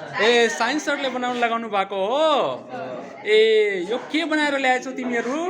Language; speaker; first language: Nepali; non-native, local second language; Maithili